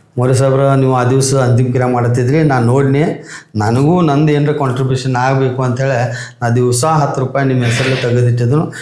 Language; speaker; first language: Kannada; non-native, local second language; Marathi